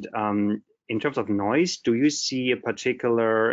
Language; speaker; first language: English; non-native, fluent; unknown